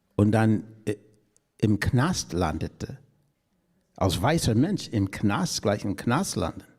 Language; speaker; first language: German; non-native, fluent; English